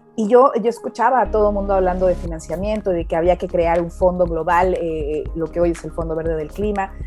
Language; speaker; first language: Spanish; native; Spanish